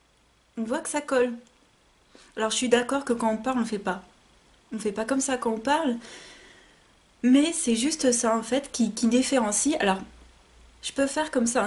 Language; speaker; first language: French; native; French